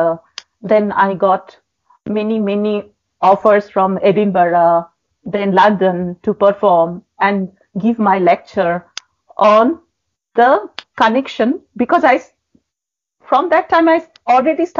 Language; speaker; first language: English; non-native, local second language; Bangla